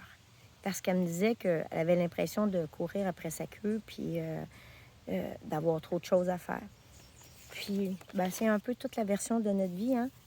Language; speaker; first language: French; native; French